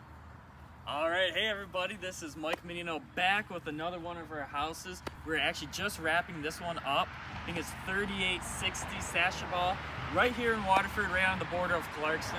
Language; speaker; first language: English; native; English